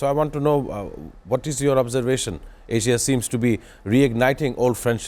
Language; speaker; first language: English; non-native, local second language; Bangla